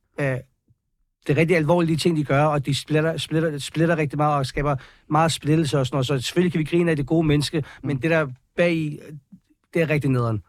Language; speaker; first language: Danish; early bilingual, other home language; Persian